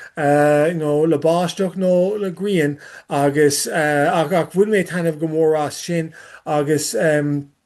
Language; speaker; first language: Irish; non-native, learner; English